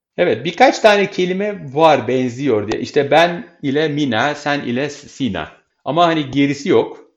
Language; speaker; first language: Turkish; native; Turkish